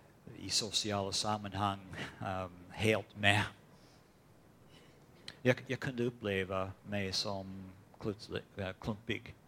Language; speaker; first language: Swedish; non-native, fluent; English